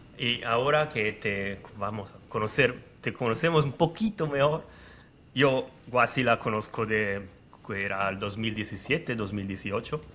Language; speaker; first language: Spanish; non-native, learner; Italian